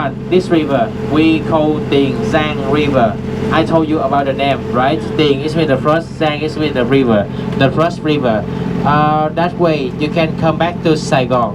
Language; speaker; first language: English; non-native, learner; Vietnamese